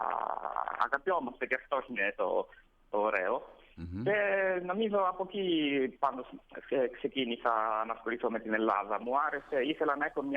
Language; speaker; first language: Greek; non-native, fluent; Italian